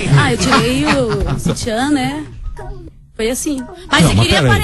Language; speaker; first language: Portuguese; native; Portuguese